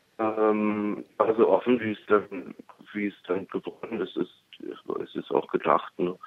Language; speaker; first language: German; native; German